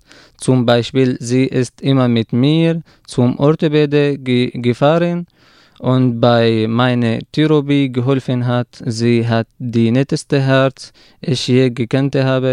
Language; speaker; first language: German; non-native, learner; Arabic